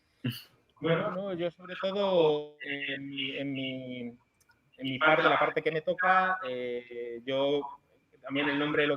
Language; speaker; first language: Spanish; native; Spanish